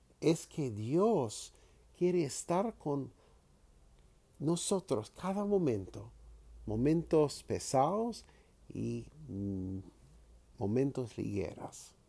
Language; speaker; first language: Spanish; non-native, fluent; English